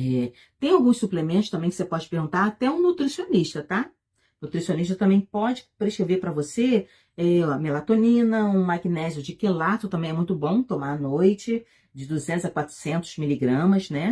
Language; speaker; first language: Portuguese; native; Portuguese